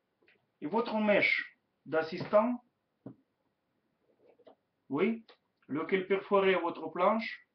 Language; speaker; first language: French; non-native, learner; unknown